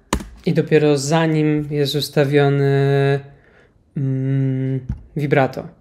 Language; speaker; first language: Polish; native; Polish